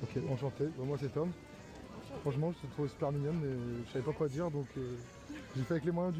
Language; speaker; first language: French; native; French